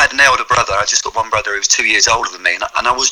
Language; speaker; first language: English; native; English